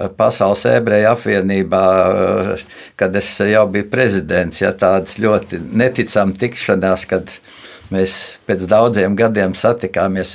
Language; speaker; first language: Latvian; native; Latvian